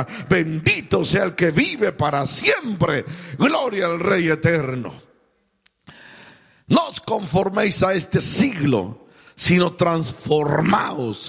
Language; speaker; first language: Spanish; native; Spanish